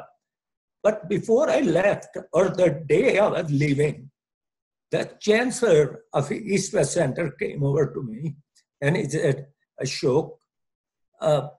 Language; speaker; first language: English; non-native, local second language; Punjabi